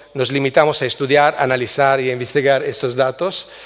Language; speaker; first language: Spanish; non-native, fluent; Italian